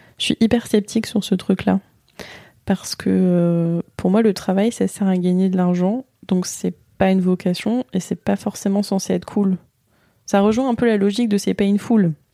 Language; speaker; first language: French; native; French